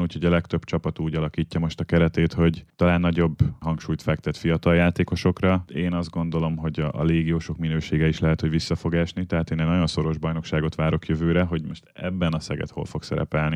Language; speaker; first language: Hungarian; native; Hungarian